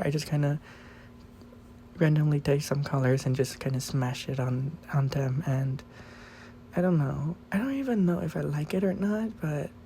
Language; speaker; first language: English; non-native, fluent; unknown